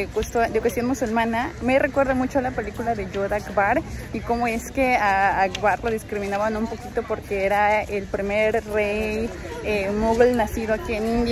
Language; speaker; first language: Spanish; native; Spanish